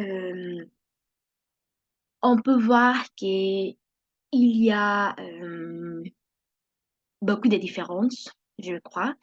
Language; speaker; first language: French; non-native, learner; Spanish